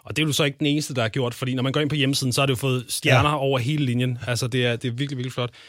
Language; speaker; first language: Danish; native; Danish